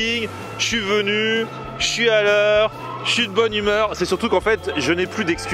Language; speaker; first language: French; native; French